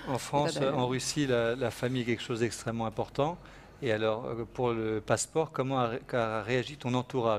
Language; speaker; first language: French; native; French